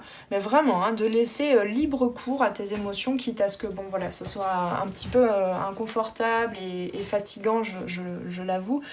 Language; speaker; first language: French; native; French